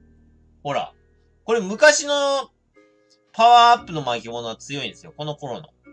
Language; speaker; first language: Japanese; native; Japanese